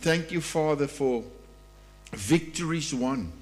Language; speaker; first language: English; non-native, local second language; Afrikaans